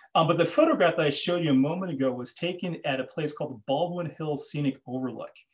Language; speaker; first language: English; native; English